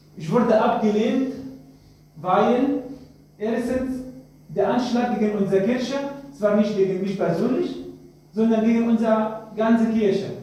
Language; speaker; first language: German; non-native, fluent; Arabic